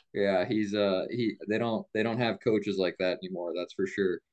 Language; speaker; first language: English; native; English